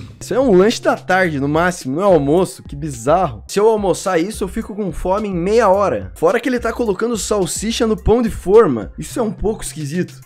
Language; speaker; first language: Portuguese; native; Portuguese